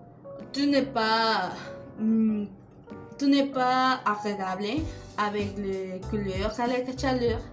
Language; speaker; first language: French; non-native, learner; Spanish